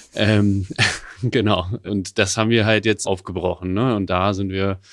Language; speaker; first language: German; native; German